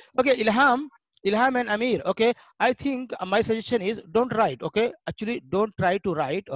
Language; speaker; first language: English; non-native, fluent; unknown